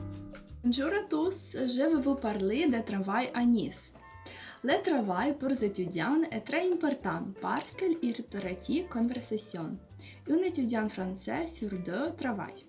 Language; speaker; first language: French; non-native, learner; Ukrainian